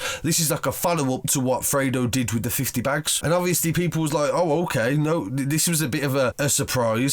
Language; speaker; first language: English; native; English